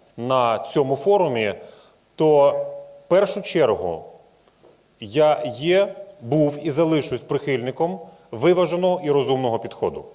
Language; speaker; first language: Ukrainian; native; Ukrainian